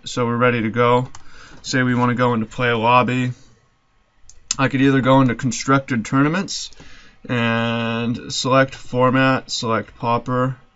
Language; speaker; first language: English; native; English